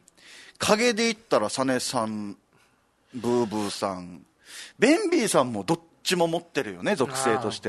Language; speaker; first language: Japanese; native; Japanese